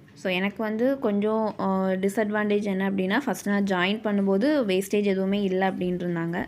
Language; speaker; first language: Tamil; native; Tamil